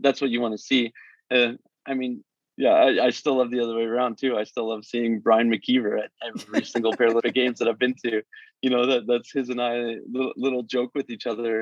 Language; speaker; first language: English; native; English